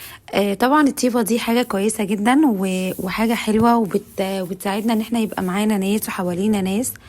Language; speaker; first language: Arabic; native; Arabic